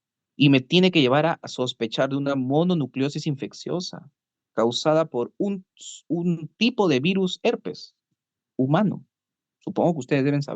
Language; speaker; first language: Spanish; native; Spanish